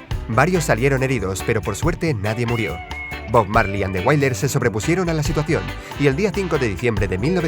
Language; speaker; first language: Spanish; native; Spanish